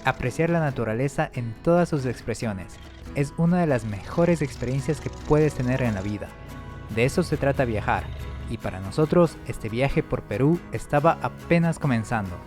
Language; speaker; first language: Spanish; native; Spanish